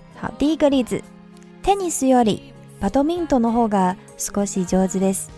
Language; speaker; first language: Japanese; non-native, fluent; Chinese